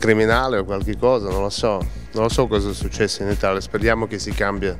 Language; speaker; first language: Italian; non-native, fluent; Russian